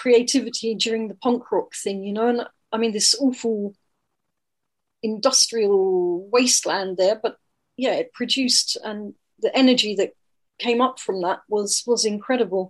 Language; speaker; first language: English; native; English